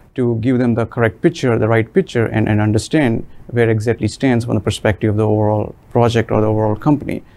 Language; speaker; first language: English; non-native, local second language; Gujarati